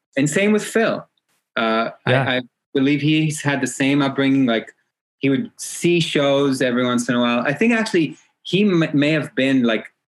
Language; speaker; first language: English; early bilingual, other home language; Hebrew